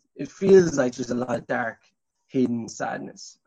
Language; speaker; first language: English; native; English